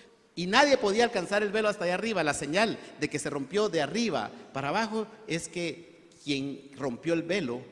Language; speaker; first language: Spanish; native; Spanish